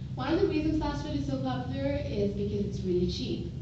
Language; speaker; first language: English; non-native, local second language; Bangla